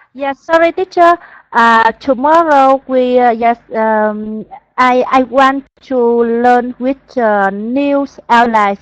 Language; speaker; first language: English; non-native, learner; Vietnamese